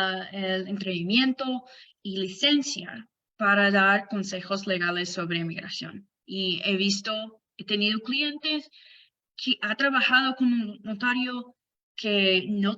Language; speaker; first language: Spanish; non-native, fluent; English